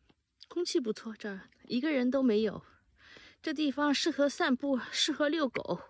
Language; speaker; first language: Chinese; native; Chinese